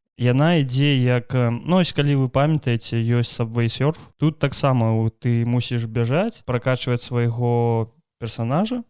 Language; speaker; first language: Belarusian; native; Belarusian